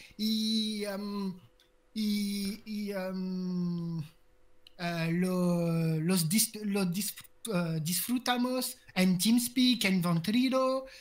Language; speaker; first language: Spanish; non-native, learner; French